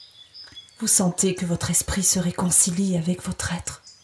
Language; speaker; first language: French; native; French